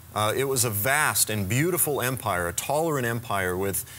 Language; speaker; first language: English; native; English